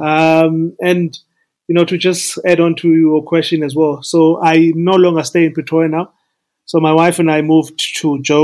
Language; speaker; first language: English; non-native, local second language; Xhosa